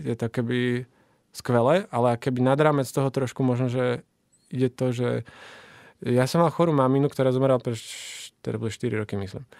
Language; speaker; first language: Slovak; native; Slovak